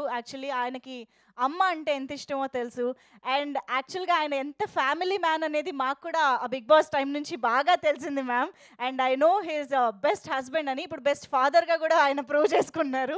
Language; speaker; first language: Telugu; native; Telugu